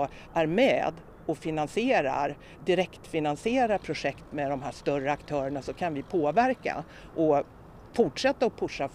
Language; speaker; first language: Swedish; native; Swedish